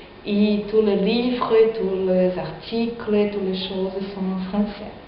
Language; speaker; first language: French; non-native, learner; Portuguese